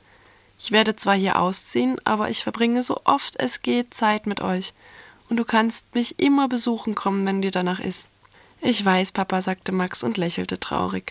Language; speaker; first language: German; native; German